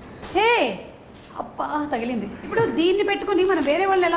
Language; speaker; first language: Telugu; native; Telugu